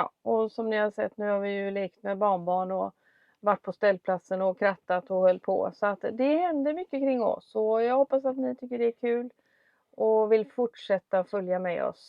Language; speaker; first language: Swedish; native; Swedish